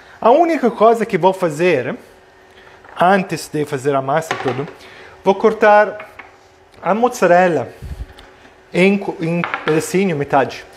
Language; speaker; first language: Portuguese; non-native, fluent; Italian